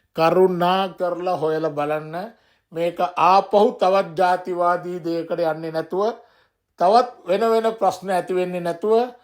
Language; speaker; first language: Sinhala; non-native, local second language; Tamil